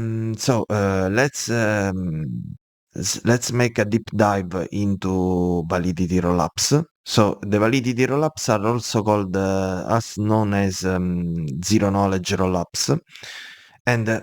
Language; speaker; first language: English; non-native, fluent; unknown